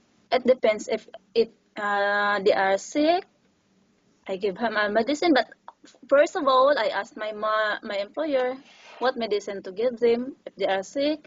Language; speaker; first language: English; non-native, learner; Filipino